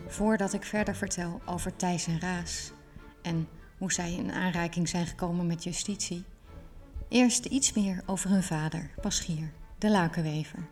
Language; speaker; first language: Dutch; native; Dutch